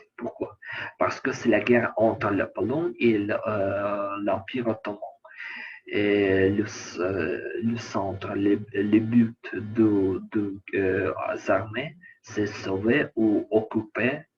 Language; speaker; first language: French; non-native, learner; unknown